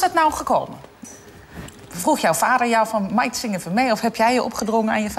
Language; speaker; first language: Dutch; native; Dutch